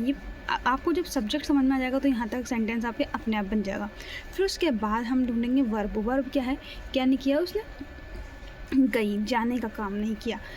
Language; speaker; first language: Hindi; native; Hindi